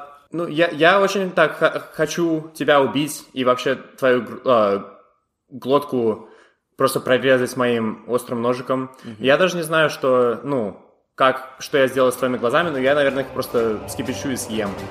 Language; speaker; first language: Russian; early bilingual, heritage; Russian